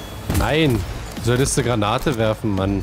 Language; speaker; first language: German; native; German